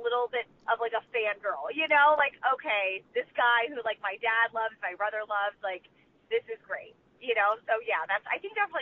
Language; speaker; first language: English; native; English